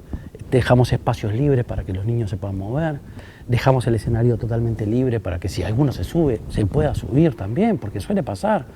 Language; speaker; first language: Spanish; native; Spanish